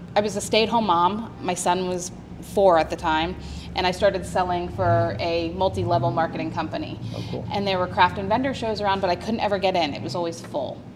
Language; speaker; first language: English; native; English